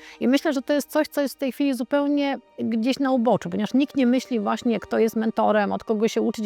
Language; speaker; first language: Polish; native; Polish